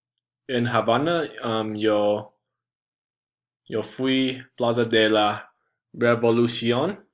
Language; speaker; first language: Spanish; non-native, learner; English